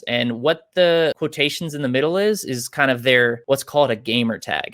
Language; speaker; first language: English; native; English